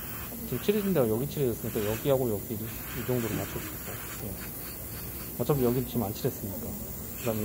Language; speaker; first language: Korean; native; Korean